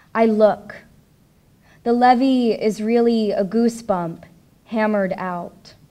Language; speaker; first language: English; native; English